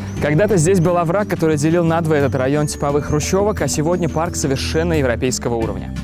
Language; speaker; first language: Russian; native; Russian